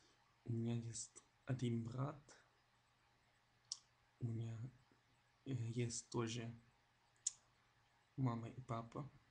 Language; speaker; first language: Russian; non-native, learner; Dutch